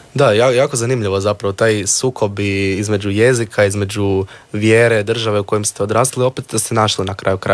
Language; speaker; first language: Serbian; native; Serbian